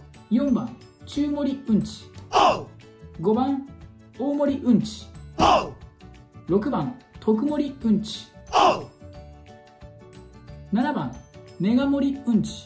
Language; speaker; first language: Japanese; native; Japanese